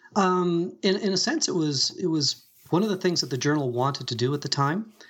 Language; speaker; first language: English; native; English